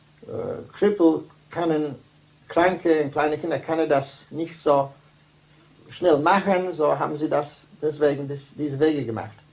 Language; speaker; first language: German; non-native, fluent; Dutch